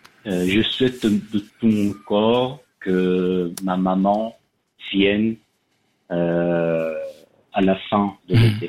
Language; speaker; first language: French; non-native, learner; Persian